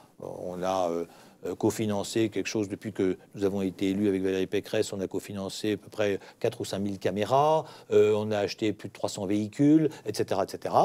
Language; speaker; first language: French; native; French